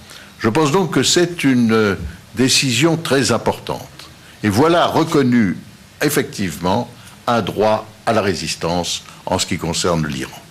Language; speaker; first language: French; native; French